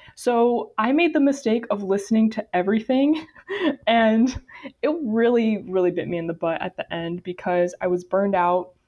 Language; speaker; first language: English; native; English